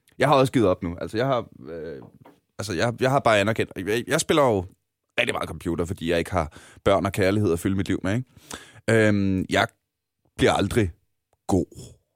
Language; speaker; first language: Danish; native; Danish